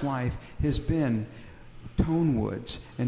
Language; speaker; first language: English; native; English